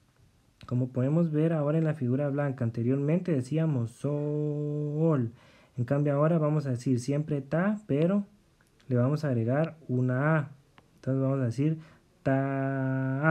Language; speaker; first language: Spanish; native; Spanish